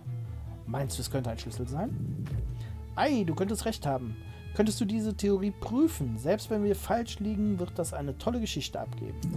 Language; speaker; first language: German; native; German